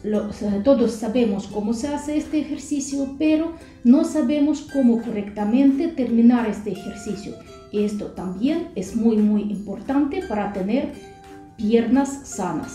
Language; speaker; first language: Spanish; non-native, fluent; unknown